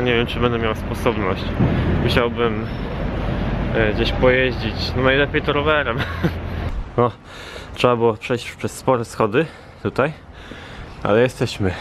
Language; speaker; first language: Polish; native; Polish